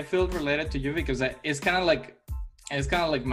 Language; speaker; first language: English; non-native, fluent; Spanish